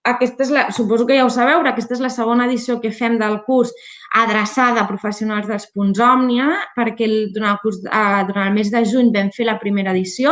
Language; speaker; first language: Catalan; native; Catalan